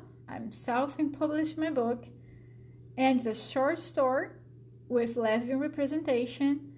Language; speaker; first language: English; non-native, fluent; Portuguese